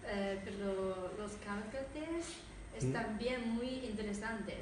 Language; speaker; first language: Spanish; non-native, learner; Chinese